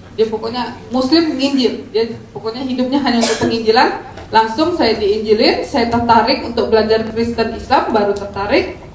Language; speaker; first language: Indonesian; native; Indonesian